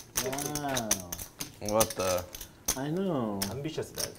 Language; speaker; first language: English; non-native, learner; Japanese